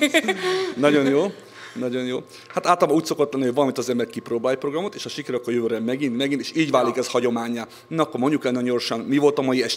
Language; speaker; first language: Hungarian; native; Hungarian